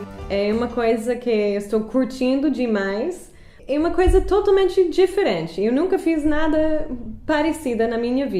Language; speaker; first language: Portuguese; non-native, fluent; English